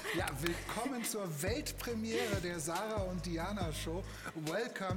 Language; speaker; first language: German; native; German